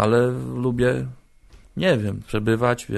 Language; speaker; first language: Polish; native; Polish